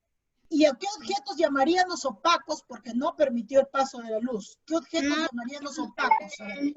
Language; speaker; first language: Spanish; native; Spanish